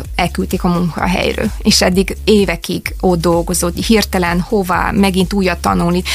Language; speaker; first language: Hungarian; non-native, fluent; Ukrainian